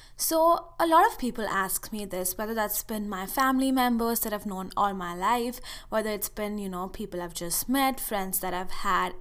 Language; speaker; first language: English; non-native, local second language; Hindi